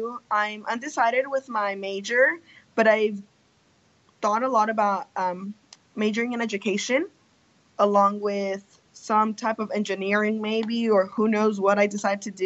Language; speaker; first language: English; early bilingual, other home language; Spanish